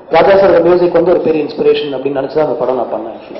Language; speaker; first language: Tamil; native; Tamil